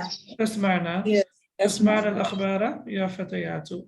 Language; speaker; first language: Arabic; non-native, fluent; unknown